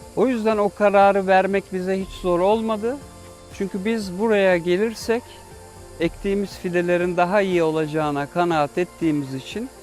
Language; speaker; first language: Turkish; native; Turkish